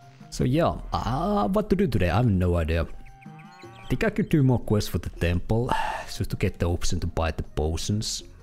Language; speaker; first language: English; non-native, fluent; Finnish